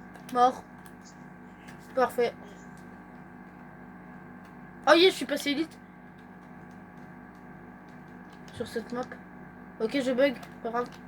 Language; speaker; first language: French; native; French